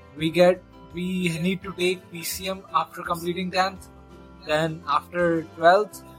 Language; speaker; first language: English; non-native, local second language; Hindi